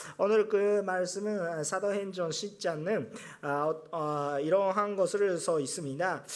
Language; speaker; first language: Korean; non-native, fluent; Japanese